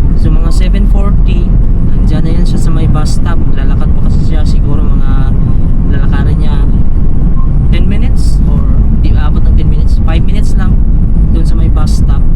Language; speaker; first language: Filipino; non-native, local second language; Cebuano